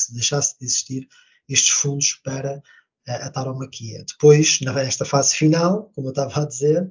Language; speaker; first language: Portuguese; native; Portuguese